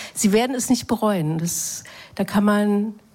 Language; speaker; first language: German; native; German